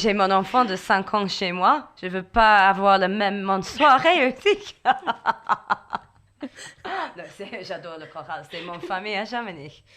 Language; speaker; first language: French; non-native, fluent; English